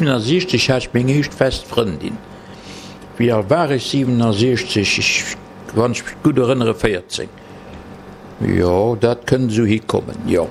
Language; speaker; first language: German; non-native, local second language; Luxembourgish